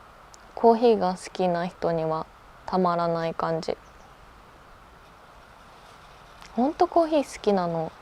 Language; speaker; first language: Japanese; early bilingual, heritage; Japanese